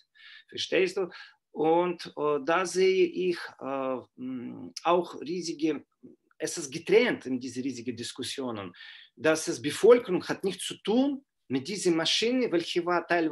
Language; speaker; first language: German; non-native, fluent; Russian